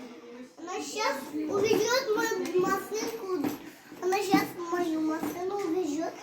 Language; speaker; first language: Russian; early bilingual, other home language; Tajik